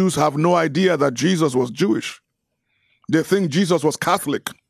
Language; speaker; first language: English; non-native, local second language; Yoruba